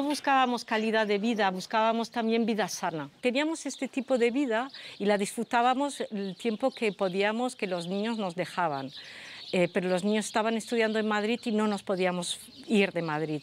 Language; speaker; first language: Spanish; non-native, fluent; French